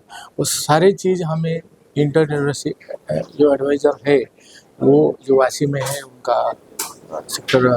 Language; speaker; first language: Hindi; non-native, local second language; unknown